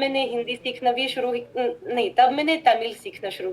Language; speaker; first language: Hindi; non-native, fluent; Russian